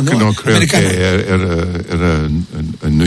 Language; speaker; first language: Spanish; non-native, learner; English